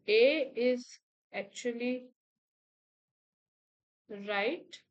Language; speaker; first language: English; non-native, local second language; Hindi